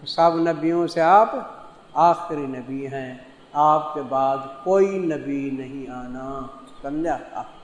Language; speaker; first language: Urdu; non-native, local second language; Punjabi